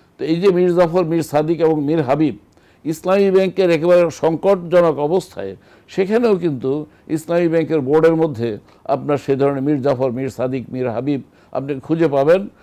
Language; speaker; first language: Bangla; native; Bangla